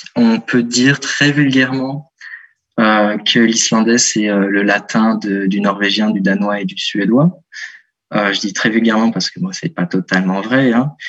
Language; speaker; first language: French; native; French